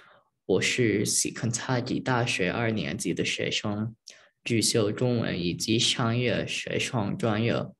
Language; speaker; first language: Chinese; early bilingual, heritage; Chinese